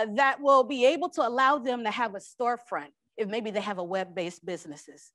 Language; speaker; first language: English; native; English